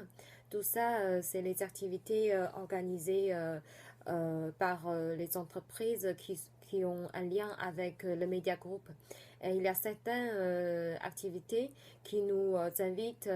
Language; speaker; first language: French; non-native, fluent; Chinese